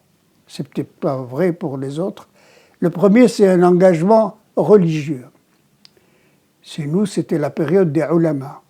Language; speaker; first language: French; non-native, local second language; Arabic